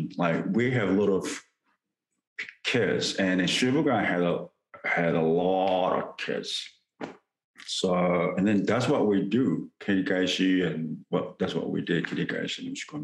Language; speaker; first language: English; non-native, fluent; Japanese